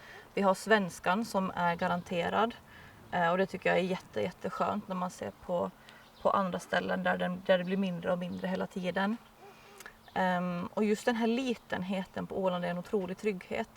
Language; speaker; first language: Swedish; native; Swedish